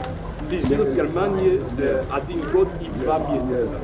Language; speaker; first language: Russian; non-native, learner; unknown